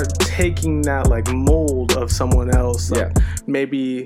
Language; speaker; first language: English; native; English